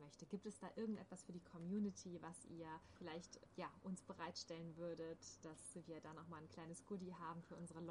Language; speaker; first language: German; native; German